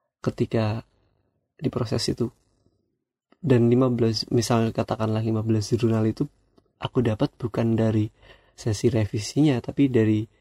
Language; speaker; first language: Indonesian; non-native, local second language; Javanese